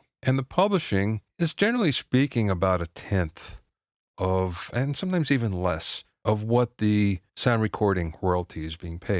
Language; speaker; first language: English; native; English